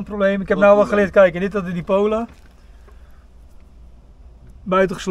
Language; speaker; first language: Dutch; native; Dutch